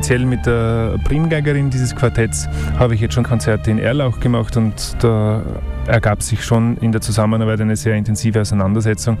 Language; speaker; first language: German; native; German